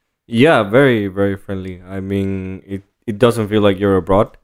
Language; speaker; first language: English; non-native, fluent; Spanish